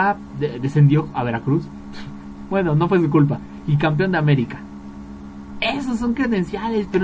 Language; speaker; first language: Spanish; native; Spanish